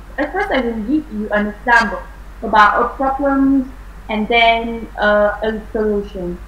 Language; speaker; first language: English; non-native, fluent; Vietnamese